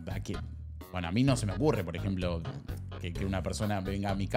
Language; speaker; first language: Spanish; native; Spanish